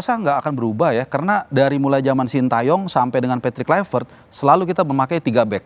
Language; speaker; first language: Indonesian; native; Indonesian